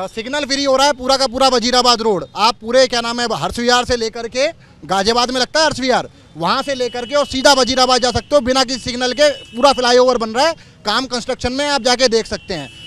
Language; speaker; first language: Hindi; native; Hindi